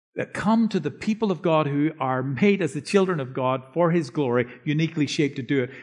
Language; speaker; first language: English; native; English